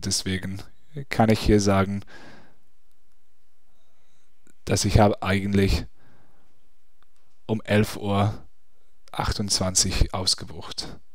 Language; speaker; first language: German; non-native, fluent; English